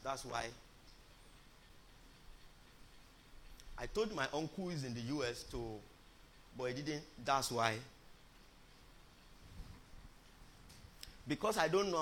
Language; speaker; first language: English; non-native, local second language; Yoruba